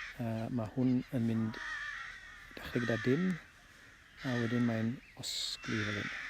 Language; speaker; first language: Welsh; native; Welsh